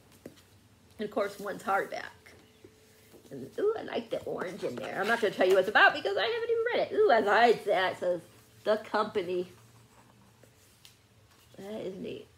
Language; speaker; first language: English; native; English